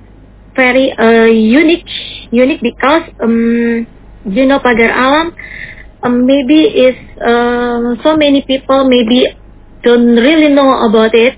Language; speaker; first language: English; non-native, learner; Indonesian